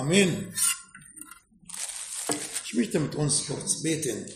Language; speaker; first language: German; non-native, fluent; Arabic